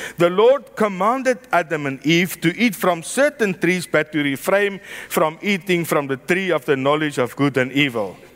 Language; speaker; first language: English; non-native, local second language; Afrikaans